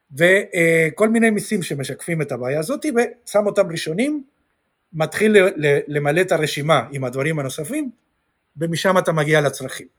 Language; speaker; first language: Hebrew; non-native, fluent; Spanish